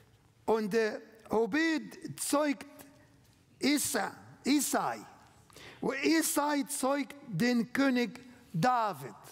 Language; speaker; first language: German; non-native, learner; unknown